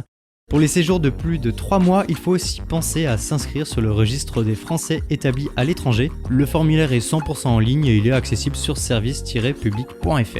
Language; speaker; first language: French; native; French